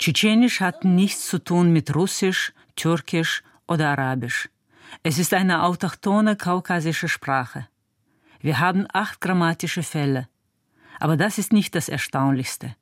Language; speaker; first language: German; non-native, fluent; Chechen